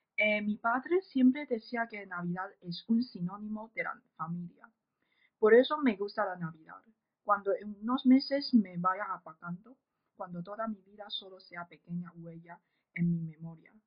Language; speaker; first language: Spanish; non-native, fluent; Chinese